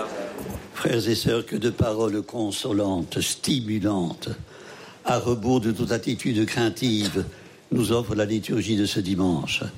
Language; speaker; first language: French; native; French